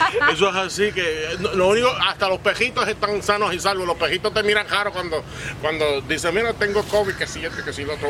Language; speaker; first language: Spanish; native; Spanish